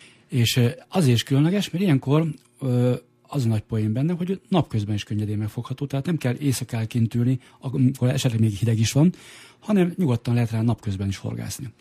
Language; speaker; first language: Hungarian; native; Hungarian